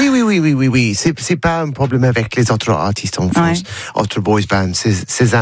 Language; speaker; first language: French; non-native, learner; English